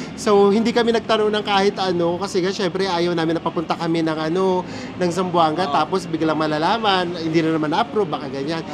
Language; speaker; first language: Filipino; native; Filipino